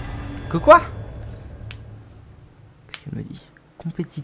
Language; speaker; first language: French; native; French